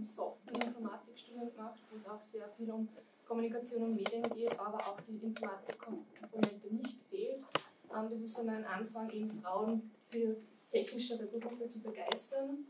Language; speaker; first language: German; native; German